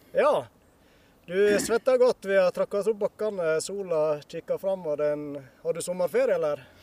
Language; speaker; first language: Norwegian; native; Norwegian